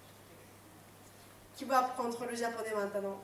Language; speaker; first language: French; non-native, fluent; Japanese